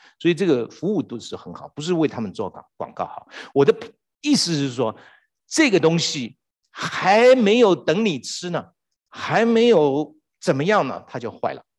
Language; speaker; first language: Chinese; native; Chinese